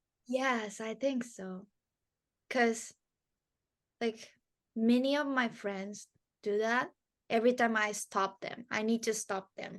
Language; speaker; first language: English; non-native, learner; Japanese